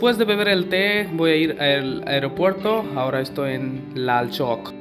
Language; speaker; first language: Spanish; non-native, learner; Hindi